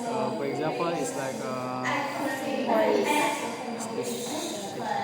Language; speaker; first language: English; non-native, learner; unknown